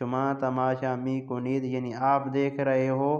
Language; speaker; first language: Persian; non-native, fluent; Urdu